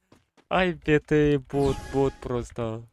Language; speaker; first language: Russian; non-native, local second language; Tajik